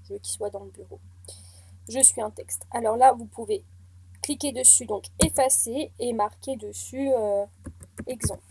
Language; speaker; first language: French; native; French